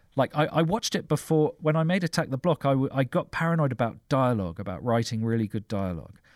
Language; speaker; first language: English; native; English